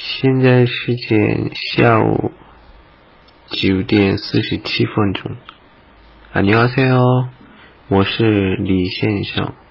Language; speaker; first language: Chinese; non-native, learner; Korean